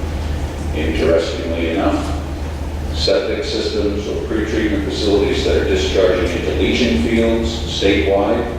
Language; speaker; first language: English; native; English